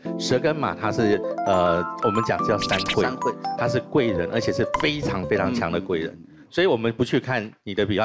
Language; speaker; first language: Chinese; native; Chinese